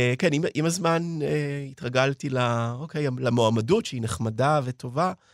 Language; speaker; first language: Hebrew; native; Hebrew